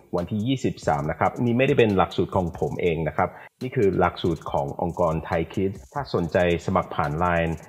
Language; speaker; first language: Thai; non-native, fluent; English